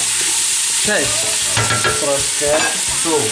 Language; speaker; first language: Polish; non-native, learner; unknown